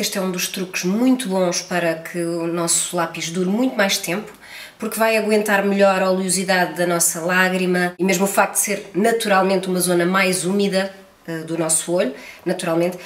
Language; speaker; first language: Portuguese; native; Portuguese